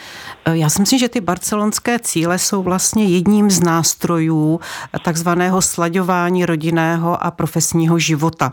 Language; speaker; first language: Czech; native; Czech